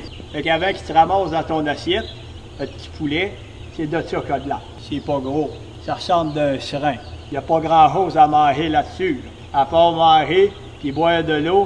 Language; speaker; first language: French; native; French